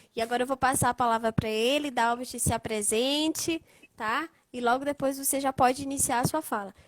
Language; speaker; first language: Portuguese; native; Portuguese